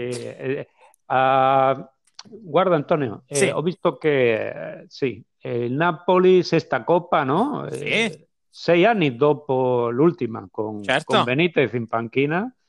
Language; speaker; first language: Italian; non-native, fluent; Spanish